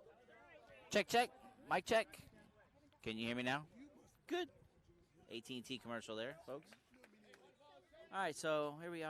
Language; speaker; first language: English; native; English